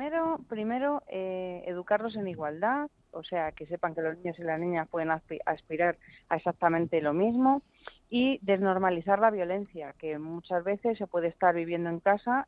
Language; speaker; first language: Spanish; native; Spanish